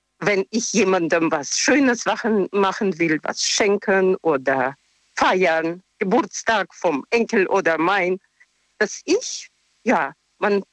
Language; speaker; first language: German; non-native, learner; Russian